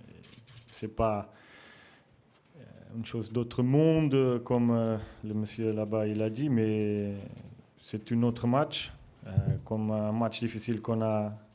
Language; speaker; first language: French; non-native, fluent; Portuguese